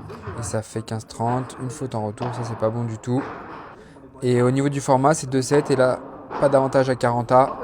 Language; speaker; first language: French; native; French